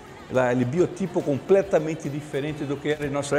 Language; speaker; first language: Spanish; non-native, fluent; Portuguese